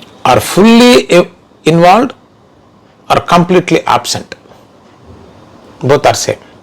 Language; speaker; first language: English; non-native, local second language; Telugu